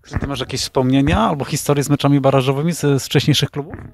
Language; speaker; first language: Polish; native; Polish